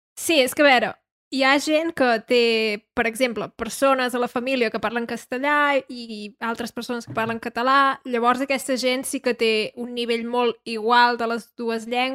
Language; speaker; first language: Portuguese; non-native, learner; Catalan